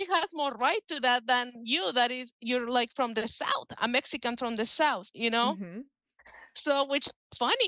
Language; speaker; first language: English; non-native, fluent; Spanish